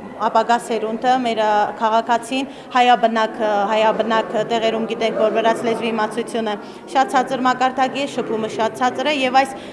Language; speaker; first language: Armenian; native; Armenian